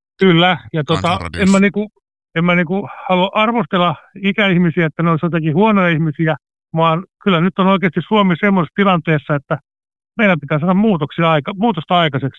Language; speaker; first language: Finnish; native; Finnish